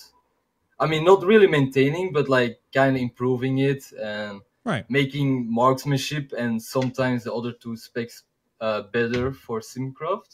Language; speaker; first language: English; non-native, fluent; Dutch